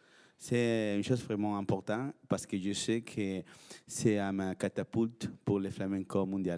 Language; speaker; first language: French; non-native, fluent; Spanish